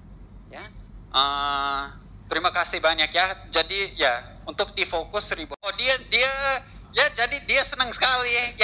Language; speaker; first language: Indonesian; non-native, learner; English